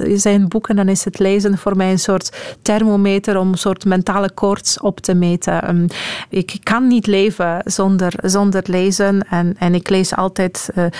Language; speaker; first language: Dutch; non-native, fluent; Polish